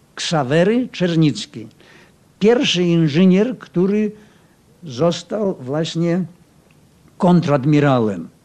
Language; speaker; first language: Polish; native; Polish